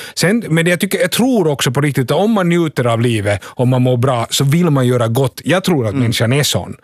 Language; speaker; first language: Swedish; native; Swedish